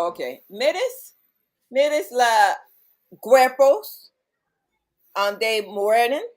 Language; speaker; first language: Spanish; non-native, learner; English